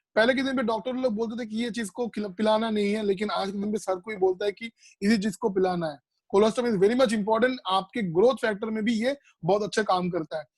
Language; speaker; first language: Hindi; non-native, local second language; Bangla